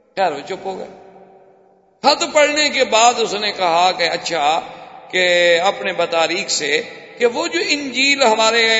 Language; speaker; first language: Urdu; native; Urdu